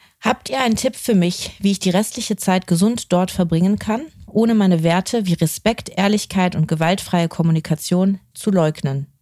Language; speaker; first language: German; native; German